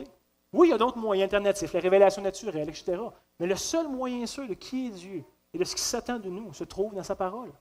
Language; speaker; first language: French; native; French